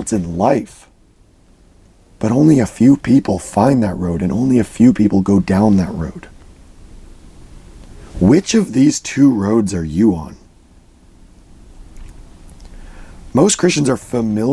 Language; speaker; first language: English; native; English